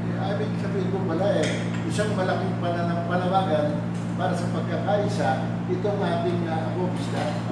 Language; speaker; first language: Filipino; native; Filipino